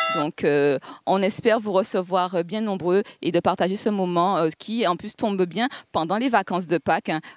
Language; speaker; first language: French; native; French